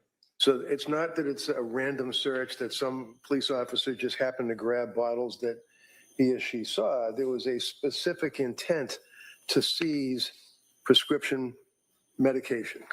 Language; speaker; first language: English; native; English